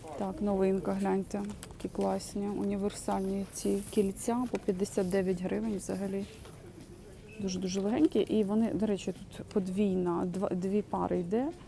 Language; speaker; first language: Ukrainian; non-native, local second language; Russian